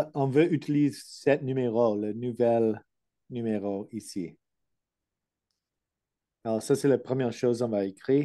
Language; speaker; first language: French; non-native, learner; English